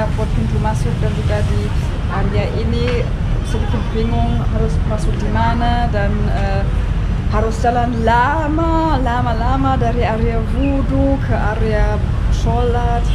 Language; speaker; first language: Indonesian; non-native, fluent; German